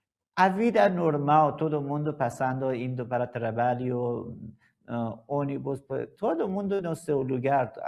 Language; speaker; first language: Portuguese; non-native, learner; Persian